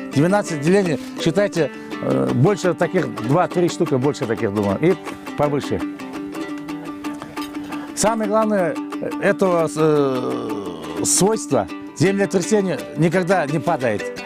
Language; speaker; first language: Russian; non-native, local second language; Kyrgyz